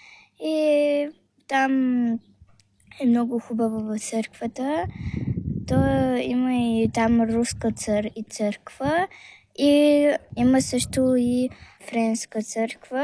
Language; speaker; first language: Bulgarian; early bilingual, heritage; Bulgarian